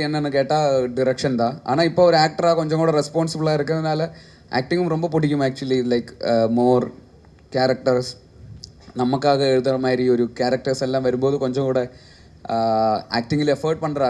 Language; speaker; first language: Tamil; non-native, learner; Malayalam